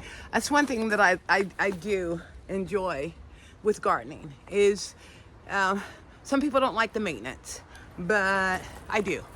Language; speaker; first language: English; native; English